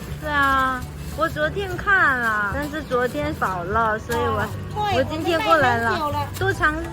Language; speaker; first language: Chinese; non-native, learner; Korean